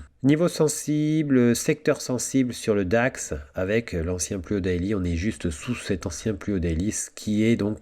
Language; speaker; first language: French; native; French